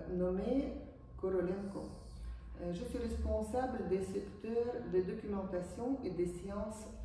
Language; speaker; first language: French; non-native, fluent; Ukrainian